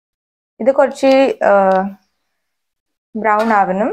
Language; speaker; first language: Malayalam; non-native, learner; Hindi